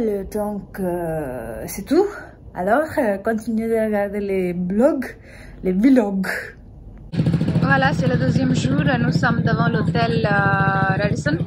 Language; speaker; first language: French; non-native, learner; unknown